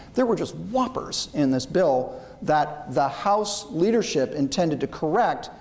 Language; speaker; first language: English; native; English